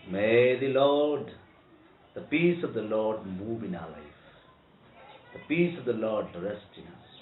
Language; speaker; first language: English; non-native, local second language; Telugu